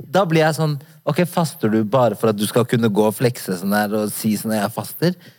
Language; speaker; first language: Norwegian; early bilingual, other home language; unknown